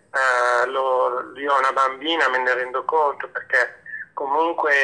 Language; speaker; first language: Italian; native; Italian